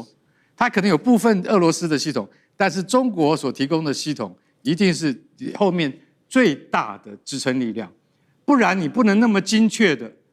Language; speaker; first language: Chinese; native; Chinese